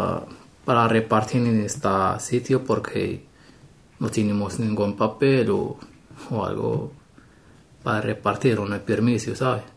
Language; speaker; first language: Spanish; non-native, learner; Arabic